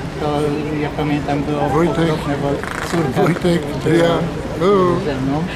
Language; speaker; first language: Polish; non-native, learner; Hungarian